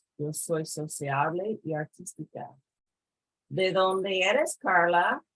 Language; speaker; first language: Spanish; non-native, fluent; English